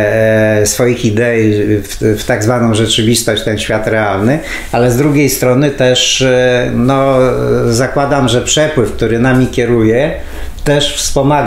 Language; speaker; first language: Polish; native; Polish